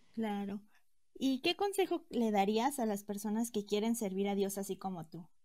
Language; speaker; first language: Spanish; native; Spanish